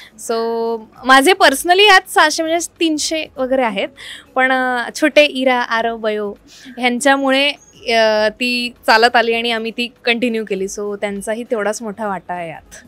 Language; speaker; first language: Marathi; native; Marathi